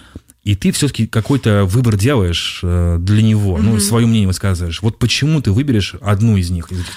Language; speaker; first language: Russian; native; Russian